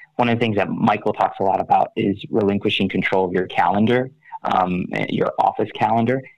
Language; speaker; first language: English; native; English